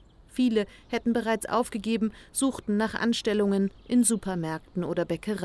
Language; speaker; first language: German; native; German